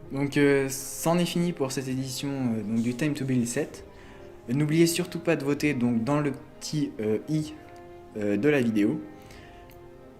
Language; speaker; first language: French; native; French